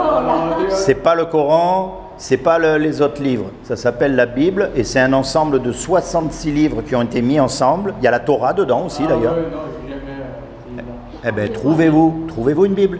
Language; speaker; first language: French; native; French